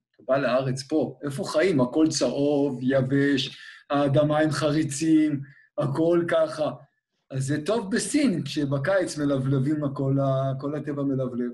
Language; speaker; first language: Hebrew; native; Hebrew